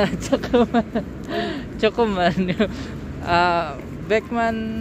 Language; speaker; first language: Korean; non-native, learner; Filipino